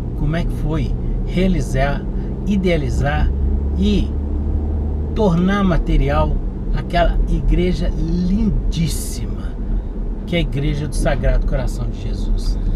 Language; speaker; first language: Portuguese; native; Portuguese